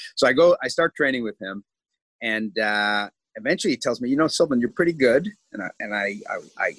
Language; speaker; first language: English; native; English